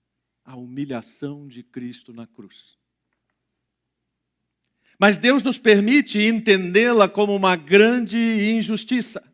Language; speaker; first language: Portuguese; native; Portuguese